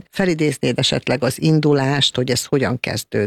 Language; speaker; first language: Hungarian; native; Hungarian